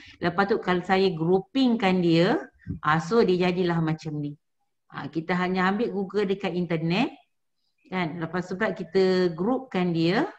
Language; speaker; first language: Malay; native; Malay